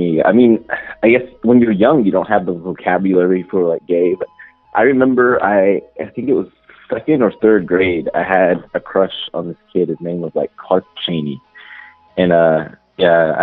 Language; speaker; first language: English; native; English